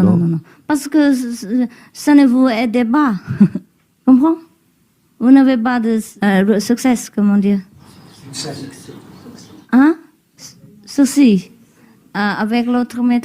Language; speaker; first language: French; non-native, fluent; Vietnamese